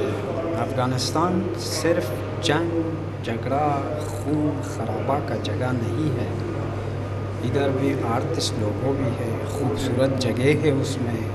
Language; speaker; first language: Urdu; non-native, learner; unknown